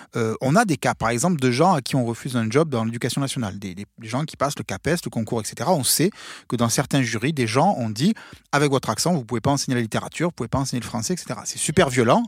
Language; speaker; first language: French; native; French